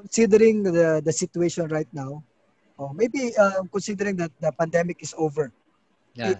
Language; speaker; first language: English; non-native, local second language; Filipino